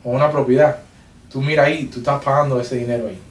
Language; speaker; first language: Spanish; early bilingual, heritage; Spanish